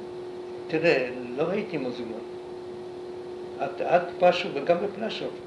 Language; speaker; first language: Hebrew; non-native, fluent; Polish